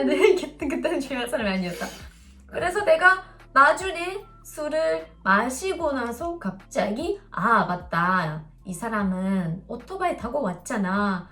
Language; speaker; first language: Korean; non-native, learner; Russian